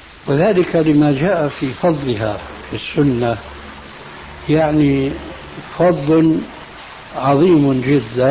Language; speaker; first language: Arabic; native; Arabic